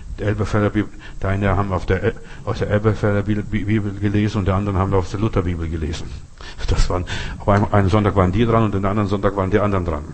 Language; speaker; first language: German; non-native, fluent; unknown